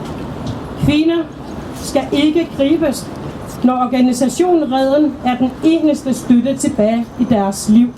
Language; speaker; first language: Danish; non-native, local second language; Kalaallisut